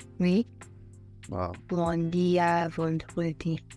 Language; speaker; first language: French; non-native, learner; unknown